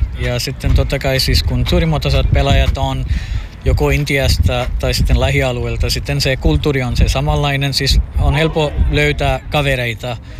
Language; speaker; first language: Finnish; non-native, fluent; Telugu